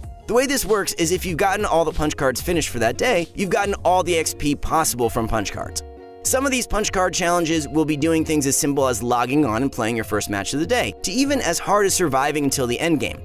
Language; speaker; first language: English; native; English